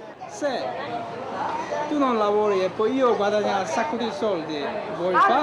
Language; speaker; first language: Italian; non-native, learner; Korean